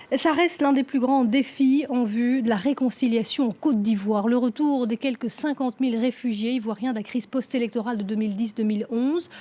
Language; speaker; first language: French; native; French